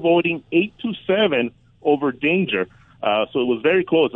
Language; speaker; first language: English; native; English